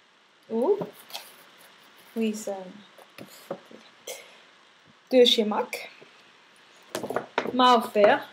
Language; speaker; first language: French; non-native, fluent; Spanish